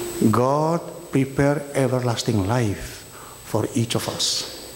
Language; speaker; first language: English; non-native, fluent; Indonesian